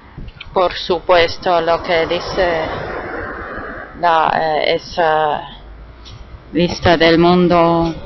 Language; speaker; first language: Spanish; non-native, fluent; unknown